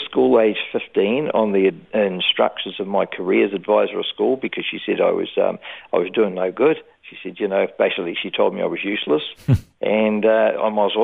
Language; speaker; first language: English; native; English